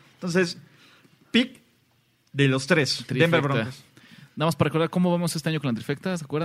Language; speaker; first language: Spanish; native; Spanish